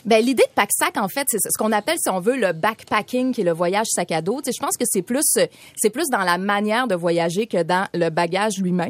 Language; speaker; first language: French; native; French